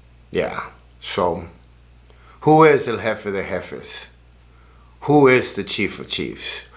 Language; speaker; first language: English; native; English